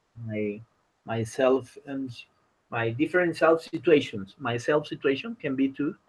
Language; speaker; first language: English; non-native, learner; Spanish